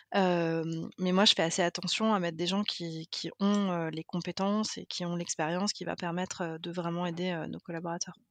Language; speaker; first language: French; native; French